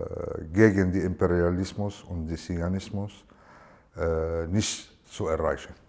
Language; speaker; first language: German; non-native, learner; Arabic